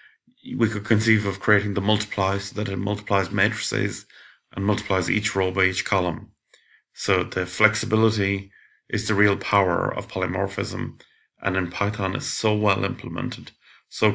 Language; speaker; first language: English; native; English